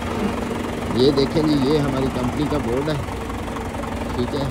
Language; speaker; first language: Urdu; non-native, local second language; Punjabi